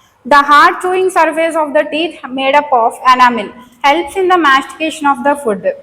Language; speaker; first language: English; non-native, local second language; Telugu